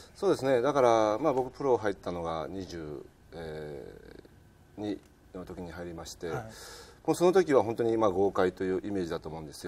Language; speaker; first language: Japanese; native; Japanese